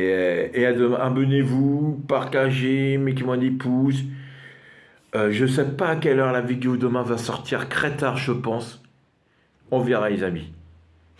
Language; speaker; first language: French; non-native, fluent; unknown